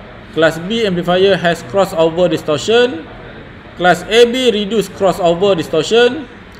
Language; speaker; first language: English; non-native, local second language; Malay